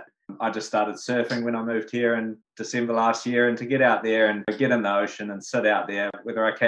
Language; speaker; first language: English; native; English